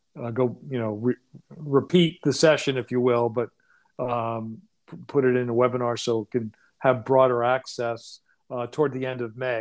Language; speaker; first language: English; native; English